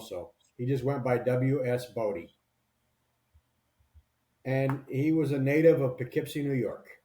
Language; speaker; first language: English; native; English